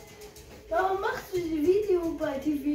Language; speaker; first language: German; early bilingual, other home language; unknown